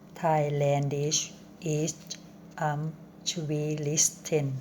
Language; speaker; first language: German; non-native, learner; Thai